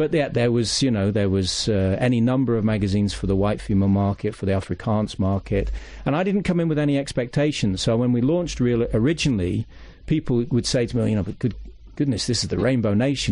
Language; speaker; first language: English; native; English